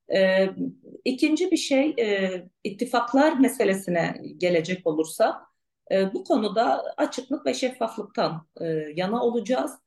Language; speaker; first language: Turkish; non-native, local second language; Arabic